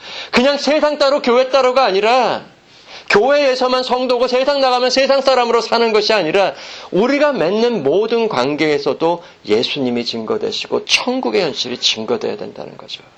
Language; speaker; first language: Korean; native; Korean